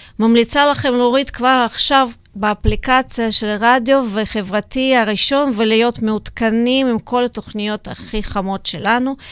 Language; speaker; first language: Hebrew; non-native, fluent; Russian